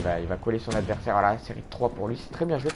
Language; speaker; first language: French; native; French